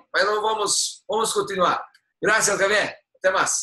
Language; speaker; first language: Spanish; non-native, learner; Portuguese